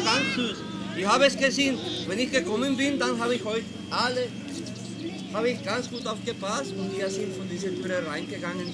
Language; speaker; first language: German; non-native, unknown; Spanish